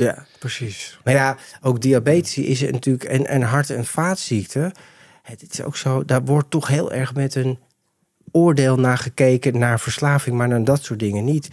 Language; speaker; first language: Dutch; native; Dutch